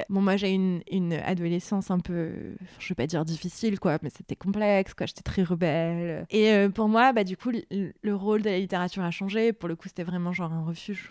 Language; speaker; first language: French; non-native, local second language; Arabic